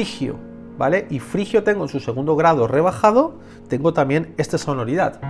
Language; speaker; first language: Spanish; native; Spanish